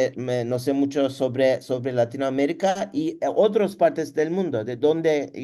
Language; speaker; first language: Spanish; non-native, learner; Turkish